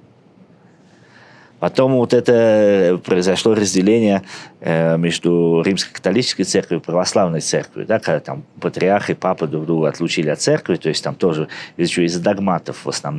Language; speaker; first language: Russian; native; Russian